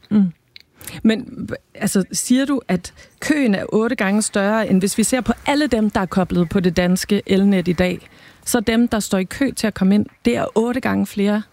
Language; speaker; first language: Danish; native; Danish